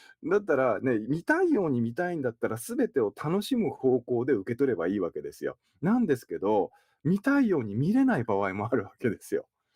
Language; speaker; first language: Japanese; native; Japanese